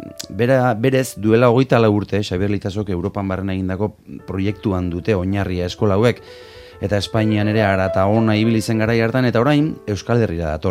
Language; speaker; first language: Basque; native; Basque